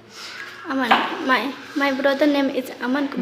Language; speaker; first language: English; non-native, learner; Hindi